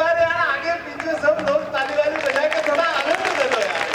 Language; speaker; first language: Hindi; native; Hindi